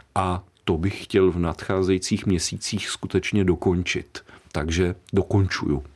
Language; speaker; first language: Czech; native; Czech